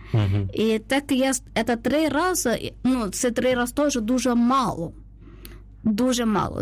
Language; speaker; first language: Ukrainian; non-native, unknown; Malayalam